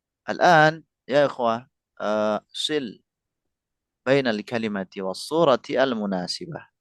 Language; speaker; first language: Arabic; non-native, fluent; Indonesian